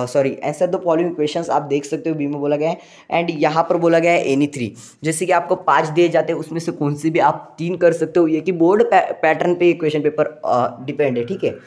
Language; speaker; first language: Hindi; non-native, local second language; Marathi